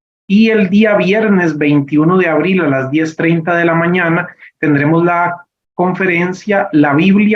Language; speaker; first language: Spanish; native; Spanish